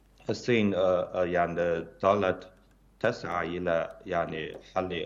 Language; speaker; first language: Arabic; non-native, fluent; Chinese